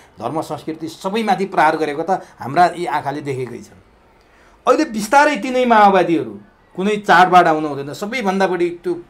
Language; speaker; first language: Nepali; native; Nepali